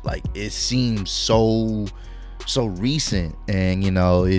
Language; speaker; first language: English; native; English